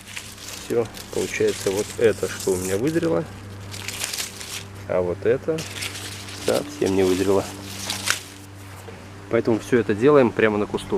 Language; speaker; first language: Russian; native; Russian